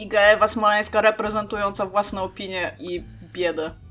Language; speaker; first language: Polish; native; Polish